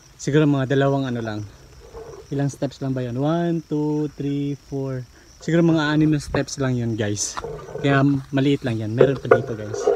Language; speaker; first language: Filipino; non-native, local second language; Cebuano